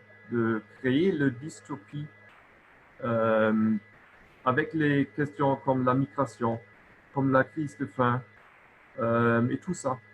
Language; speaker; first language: French; non-native, local second language; German